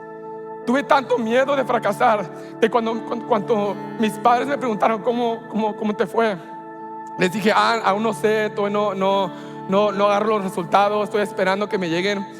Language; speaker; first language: Spanish; early bilingual, heritage; Spanish